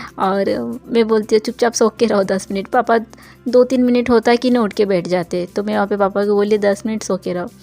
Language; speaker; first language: Hindi; non-native, local second language; Bangla